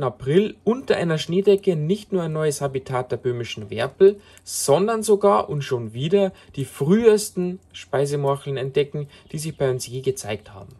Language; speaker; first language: German; native; German